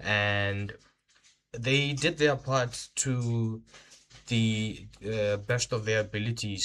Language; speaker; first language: English; non-native, local second language; Hindi